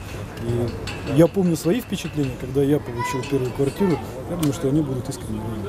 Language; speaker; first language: Russian; native; Russian